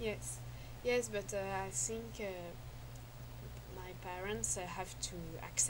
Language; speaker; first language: English; non-native, learner; French